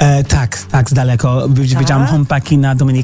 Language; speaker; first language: Polish; non-native, learner; English